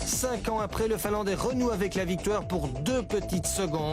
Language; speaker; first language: French; native; French